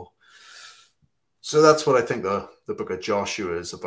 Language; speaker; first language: English; native; English